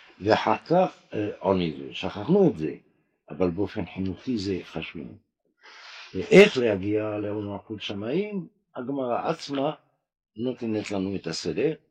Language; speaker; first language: Hebrew; non-native, fluent; French